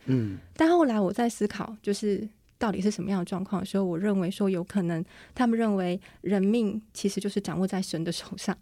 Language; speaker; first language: Chinese; native; Chinese